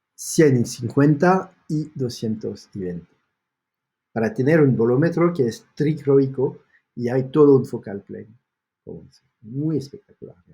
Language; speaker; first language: Spanish; non-native, fluent; French